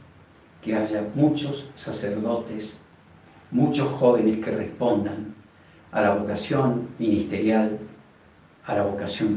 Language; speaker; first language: Spanish; native; Spanish